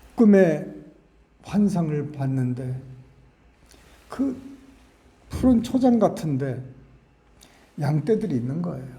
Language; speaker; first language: Korean; native; Korean